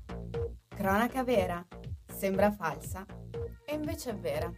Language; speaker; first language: Italian; native; Italian